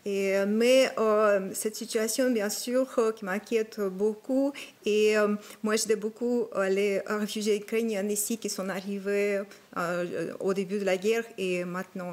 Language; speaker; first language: French; non-native, fluent; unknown